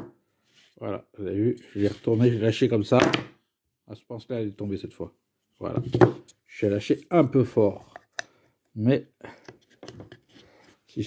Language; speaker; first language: French; native; French